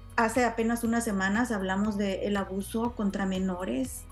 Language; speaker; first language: Spanish; native; Spanish